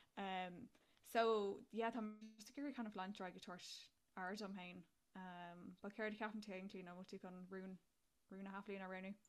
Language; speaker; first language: Irish; native; Irish